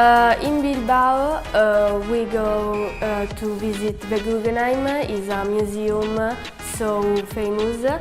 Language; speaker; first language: English; non-native, learner; Italian